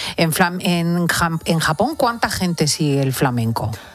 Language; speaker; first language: Spanish; native; Spanish